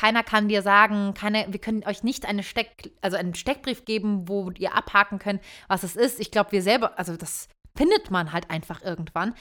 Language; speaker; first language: German; early bilingual, other home language; Turkish